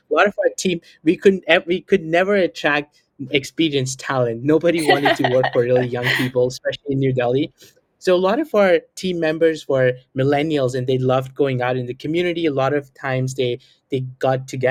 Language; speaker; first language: English; non-native, local second language; Hindi